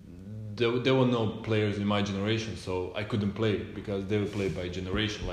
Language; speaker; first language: English; non-native, learner; Serbian